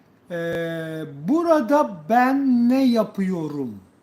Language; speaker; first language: Turkish; native; Turkish